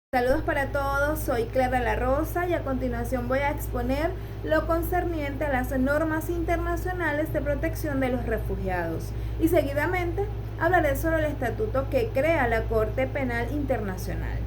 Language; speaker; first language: Spanish; native; Spanish